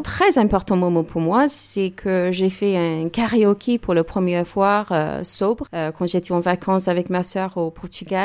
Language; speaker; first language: French; non-native, learner; English